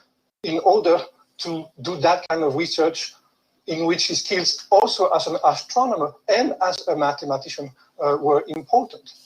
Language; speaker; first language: English; non-native, fluent; French